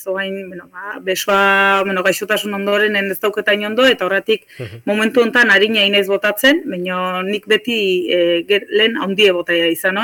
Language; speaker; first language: Basque; native; Basque